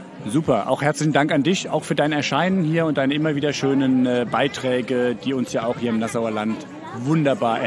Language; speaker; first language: German; native; German